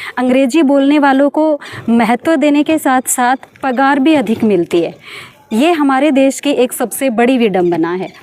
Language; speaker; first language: Hindi; native; Hindi